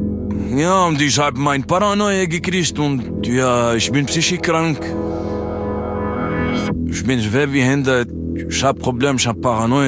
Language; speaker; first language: German; non-native, learner; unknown